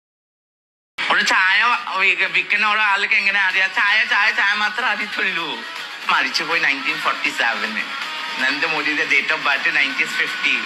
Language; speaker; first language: Malayalam; non-native, fluent; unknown